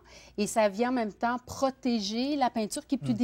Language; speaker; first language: French; native; French